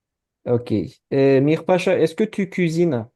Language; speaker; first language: French; non-native, fluent; Azerbaijani